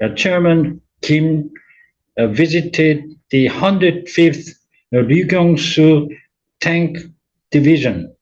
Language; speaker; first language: English; non-native, fluent; Korean